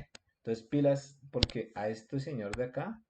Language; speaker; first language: Spanish; native; Spanish